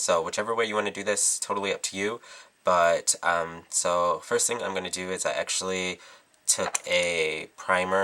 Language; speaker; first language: English; native; English